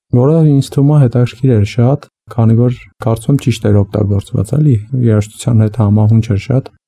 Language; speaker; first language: Armenian; native; Armenian